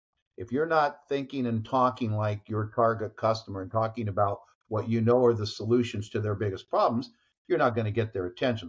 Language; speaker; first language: English; native; English